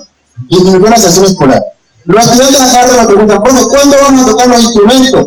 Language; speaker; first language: Spanish; native; Spanish